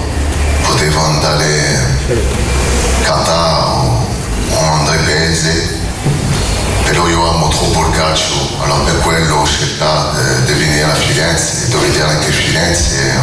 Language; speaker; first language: Italian; non-native, fluent; French